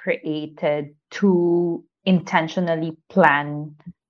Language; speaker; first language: English; non-native, local second language; Filipino